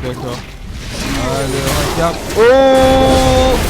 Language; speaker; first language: French; native; French